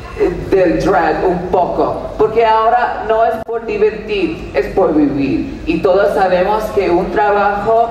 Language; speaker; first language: Spanish; early bilingual, heritage; Spanish